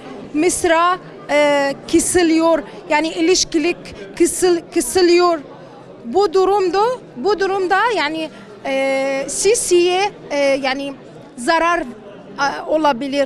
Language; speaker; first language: Turkish; non-native, learner; Arabic